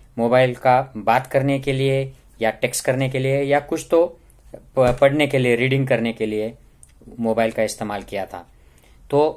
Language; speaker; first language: Hindi; non-native, local second language; Marathi